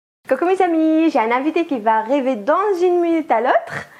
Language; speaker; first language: French; non-native, local second language; Arabic